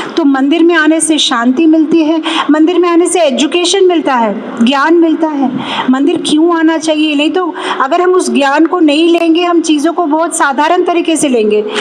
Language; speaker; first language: Hindi; non-native, local second language; Telugu